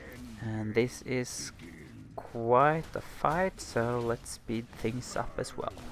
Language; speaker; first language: English; non-native, fluent; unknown